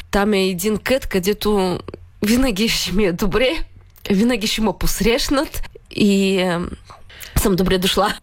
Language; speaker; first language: Bulgarian; early bilingual, heritage; Bulgarian